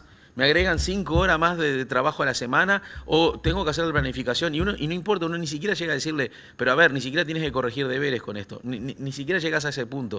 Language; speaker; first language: Spanish; native; Spanish